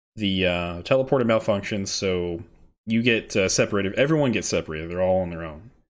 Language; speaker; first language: English; native; English